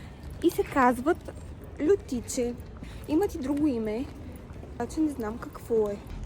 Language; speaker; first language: Bulgarian; native; Bulgarian